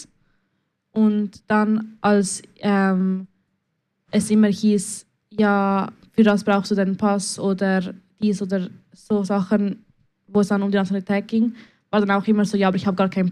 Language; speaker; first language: German; early bilingual, other home language; Spanish